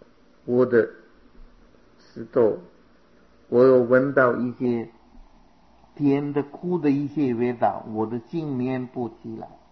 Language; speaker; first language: Chinese; non-native, fluent; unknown